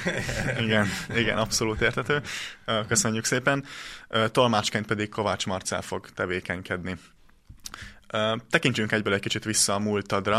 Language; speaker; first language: Hungarian; native; Hungarian